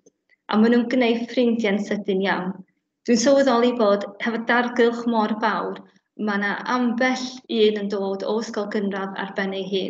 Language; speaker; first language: Welsh; native; Welsh